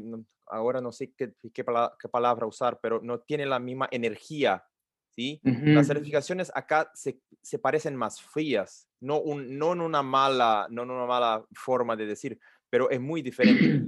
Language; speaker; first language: Spanish; non-native, learner; Portuguese